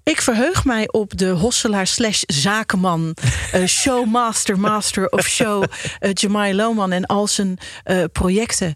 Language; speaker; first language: Dutch; native; Dutch